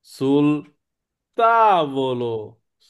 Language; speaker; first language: Italian; non-native, fluent; Bangla